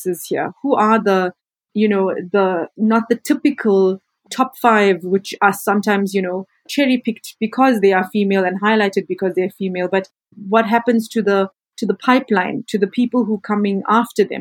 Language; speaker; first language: English; native; English